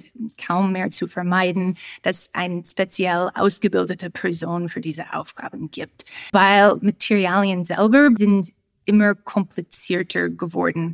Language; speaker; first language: German; non-native, fluent; English